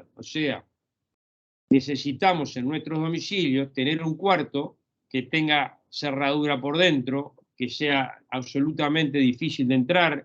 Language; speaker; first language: Spanish; native; Spanish